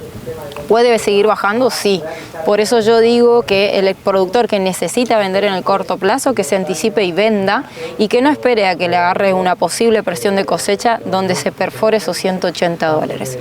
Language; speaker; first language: Spanish; native; Spanish